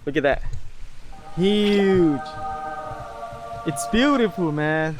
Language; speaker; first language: English; non-native, learner; Thai